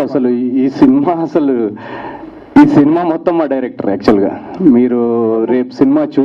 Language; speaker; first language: Telugu; native; Telugu